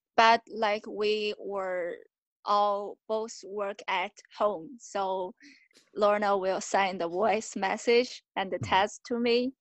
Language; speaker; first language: English; non-native, fluent; Chinese